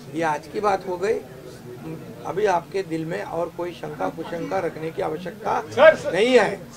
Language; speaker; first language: Hindi; non-native, local second language; Marathi